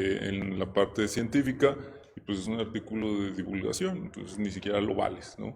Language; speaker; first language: Spanish; native; Spanish